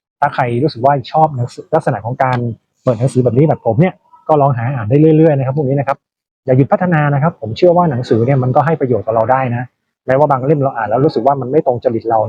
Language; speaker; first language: Thai; native; Thai